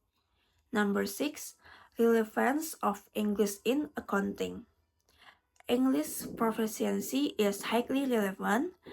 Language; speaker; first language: English; non-native, learner; Indonesian